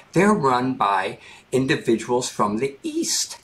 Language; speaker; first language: English; native; English